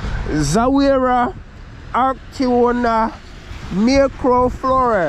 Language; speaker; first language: Polish; non-native, learner; English